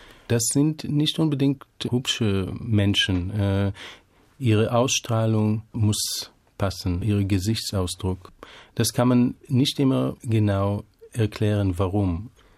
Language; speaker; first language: German; non-native, fluent; Hebrew